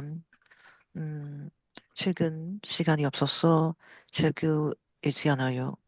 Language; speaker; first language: Korean; non-native, learner; Cantonese